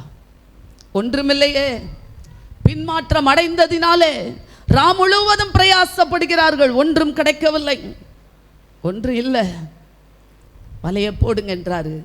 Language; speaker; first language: Tamil; native; Tamil